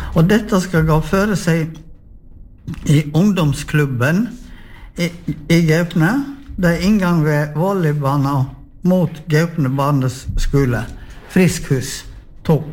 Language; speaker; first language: Norwegian; native; Norwegian